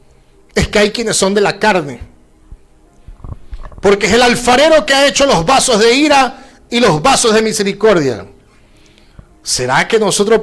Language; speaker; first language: Spanish; native; Spanish